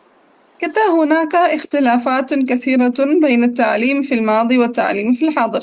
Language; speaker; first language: Arabic; non-native, fluent; Urdu